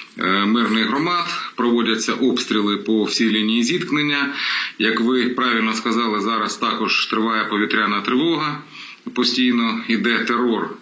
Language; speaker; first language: Ukrainian; non-native, local second language; Russian